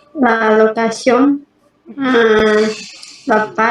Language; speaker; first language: French; non-native, learner; Indonesian